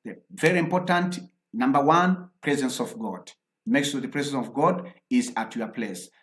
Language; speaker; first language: English; non-native, local second language; Swahili